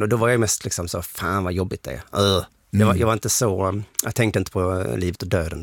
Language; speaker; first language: Swedish; native; Swedish